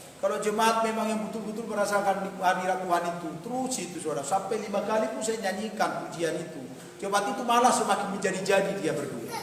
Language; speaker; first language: Indonesian; non-native, local second language; Batak Toba